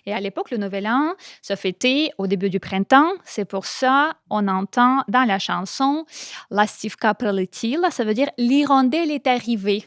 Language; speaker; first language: French; non-native, fluent; Ukrainian